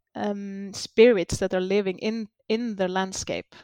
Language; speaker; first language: English; non-native, fluent; Icelandic